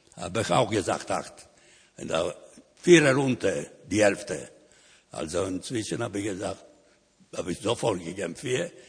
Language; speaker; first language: German; non-native, learner; Ladino